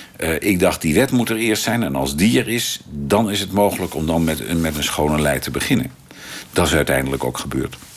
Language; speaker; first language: Dutch; native; Dutch